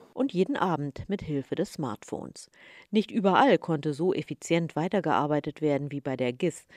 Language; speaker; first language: German; native; German